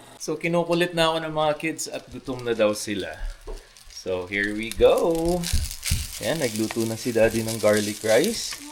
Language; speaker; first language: Filipino; non-native, local second language; Hiligaynon